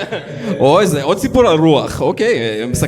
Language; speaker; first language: Hebrew; native; Hebrew